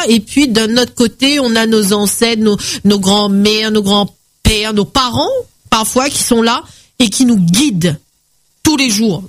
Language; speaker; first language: French; native; French